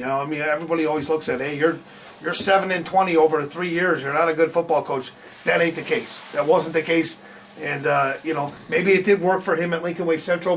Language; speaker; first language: English; native; English